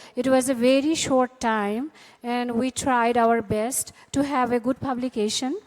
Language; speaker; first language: English; non-native, local second language; Bangla